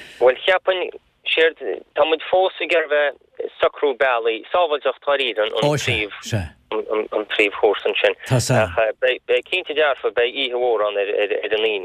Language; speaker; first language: Irish; native; Irish